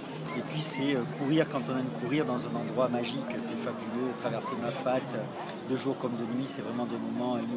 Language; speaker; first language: French; native; French